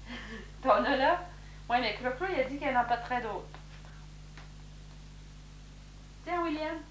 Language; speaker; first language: French; native; French